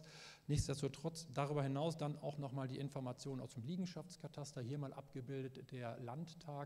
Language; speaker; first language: German; native; German